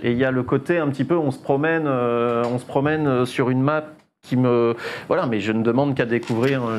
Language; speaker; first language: French; native; French